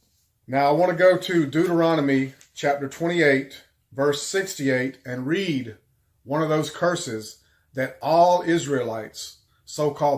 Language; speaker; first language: English; native; English